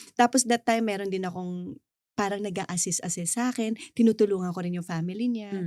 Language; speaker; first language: Filipino; non-native, local second language; Hiligaynon